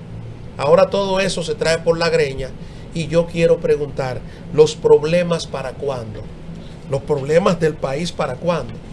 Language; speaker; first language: Spanish; native; Spanish